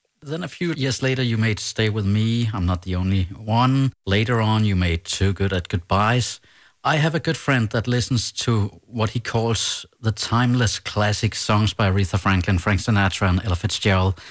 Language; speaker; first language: English; non-native, fluent; Danish